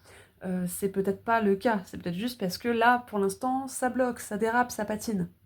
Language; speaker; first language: French; native; French